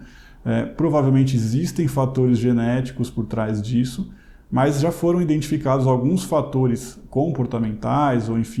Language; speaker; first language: Portuguese; native; Portuguese